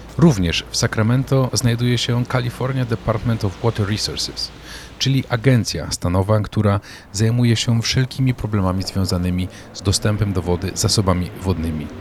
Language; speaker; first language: Polish; native; Polish